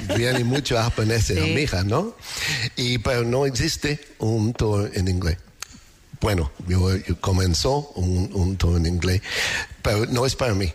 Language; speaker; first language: Spanish; non-native, learner; English